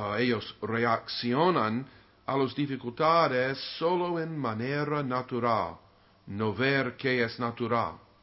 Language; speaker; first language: Spanish; non-native, learner; English